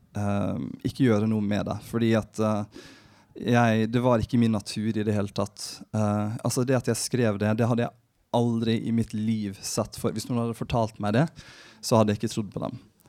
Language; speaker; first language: Norwegian; early bilingual, heritage; Norwegian